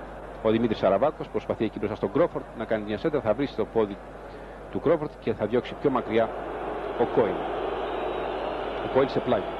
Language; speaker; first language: Greek; native; Greek